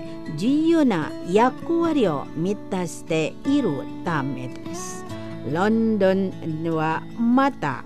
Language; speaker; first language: Japanese; non-native, fluent; Indonesian